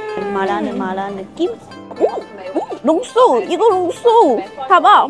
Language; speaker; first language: Korean; non-native, learner; Cantonese